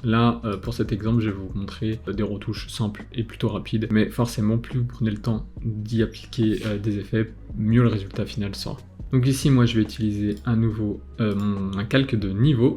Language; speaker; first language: French; native; French